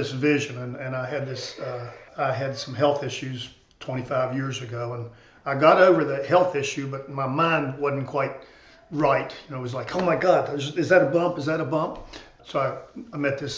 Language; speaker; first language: English; native; English